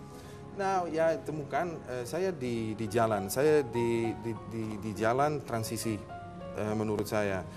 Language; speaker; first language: Indonesian; non-native, fluent; Dutch